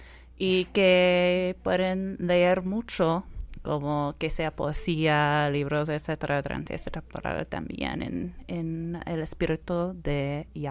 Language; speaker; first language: Spanish; non-native, fluent; English